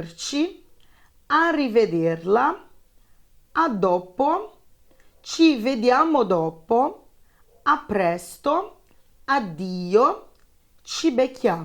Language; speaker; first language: Italian; non-native, fluent; Portuguese